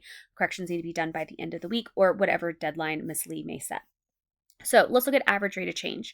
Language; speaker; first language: English; native; English